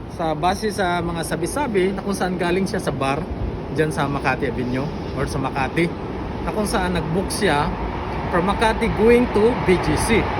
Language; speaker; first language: Filipino; non-native, local second language; Cebuano